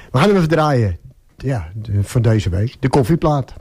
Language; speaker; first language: Dutch; native; Dutch